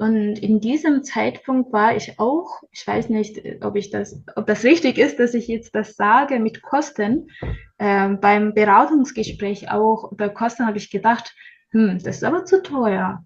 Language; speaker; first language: German; non-native, learner; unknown